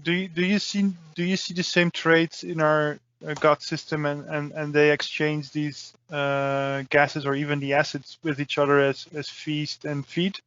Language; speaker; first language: English; non-native, fluent; Dutch